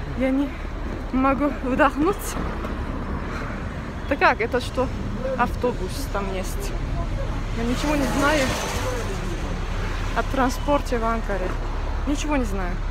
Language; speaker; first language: Russian; non-native, learner; Turkish